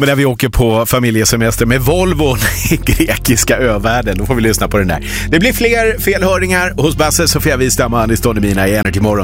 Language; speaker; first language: Swedish; native; Swedish